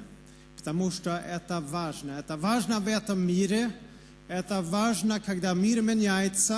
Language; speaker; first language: Russian; non-native, fluent; Swedish